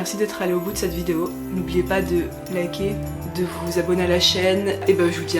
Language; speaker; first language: French; native; French